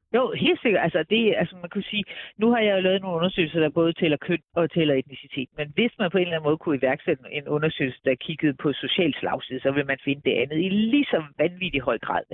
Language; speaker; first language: Danish; native; Danish